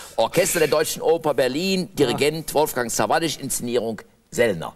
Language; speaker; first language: German; native; German